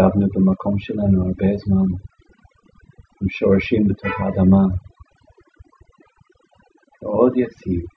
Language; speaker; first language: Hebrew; non-native, fluent; English